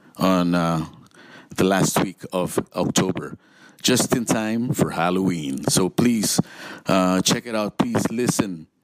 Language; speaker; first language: English; non-native, local second language; Filipino